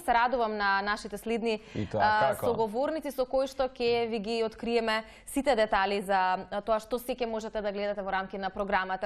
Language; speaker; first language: Macedonian; native; Macedonian